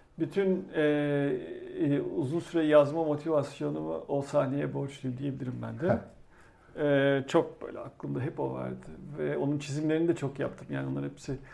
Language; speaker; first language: Turkish; native; Turkish